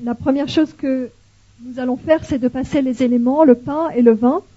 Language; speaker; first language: French; native; French